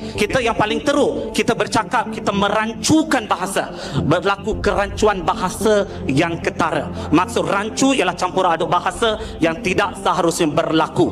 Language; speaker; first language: Malay; native; Malay